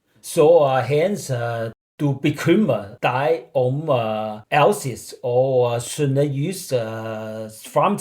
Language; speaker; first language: Danish; non-native, learner; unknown